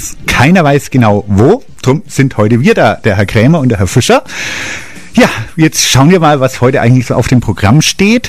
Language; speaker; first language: German; native; German